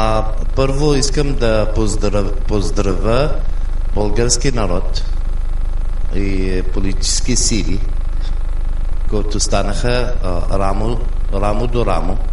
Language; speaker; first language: Bulgarian; non-native, fluent; Arabic